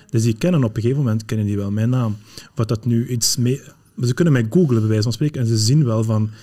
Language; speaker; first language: Dutch; early bilingual, other home language; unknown